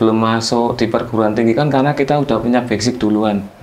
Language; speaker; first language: Indonesian; native; Indonesian